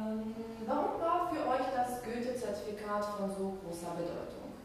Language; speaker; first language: German; non-native, fluent; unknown